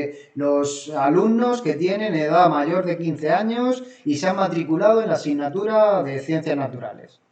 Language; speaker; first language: Spanish; native; Spanish